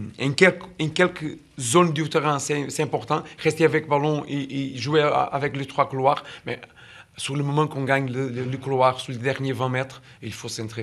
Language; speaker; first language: French; non-native, fluent; Portuguese